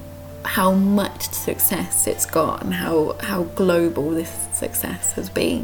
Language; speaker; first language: English; native; English